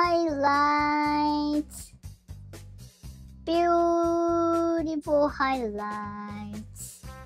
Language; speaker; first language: English; non-native, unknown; Japanese